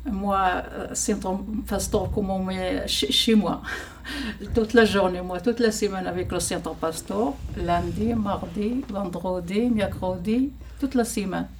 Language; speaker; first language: French; non-native, learner; Arabic